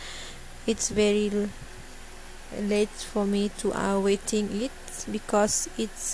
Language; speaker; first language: English; non-native, learner; Malay